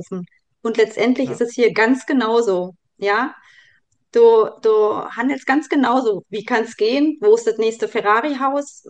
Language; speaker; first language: German; native; German